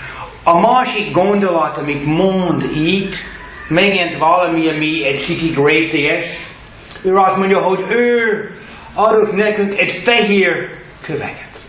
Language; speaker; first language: Hungarian; non-native, learner; English